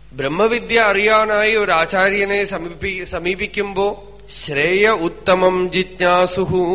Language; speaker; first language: Malayalam; non-native, local second language; Tamil